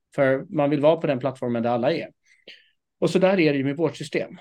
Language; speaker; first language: Swedish; native; Swedish